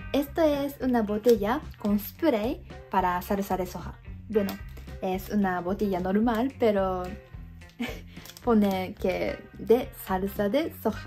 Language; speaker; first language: Spanish; non-native, fluent; Japanese